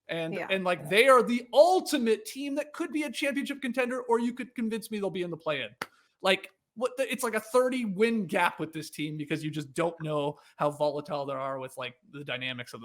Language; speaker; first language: English; native; English